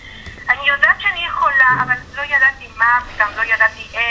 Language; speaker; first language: Hebrew; non-native, fluent; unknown